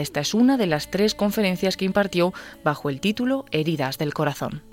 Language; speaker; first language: Spanish; native; Spanish